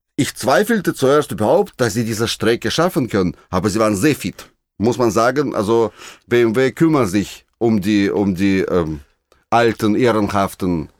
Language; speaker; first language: German; non-native, fluent; Russian